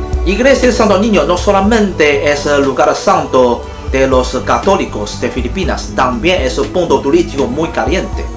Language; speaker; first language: Spanish; non-native, fluent; Chinese